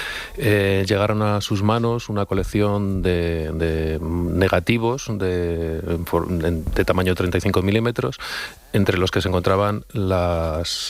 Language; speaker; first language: Spanish; native; Spanish